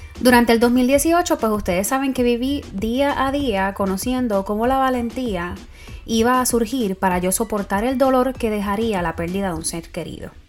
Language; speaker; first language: Spanish; native; Spanish